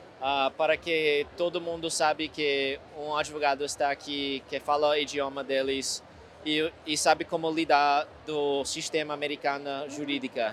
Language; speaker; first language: Portuguese; non-native, fluent; English